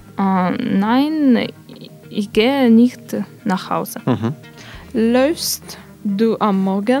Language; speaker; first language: German; non-native, learner; Russian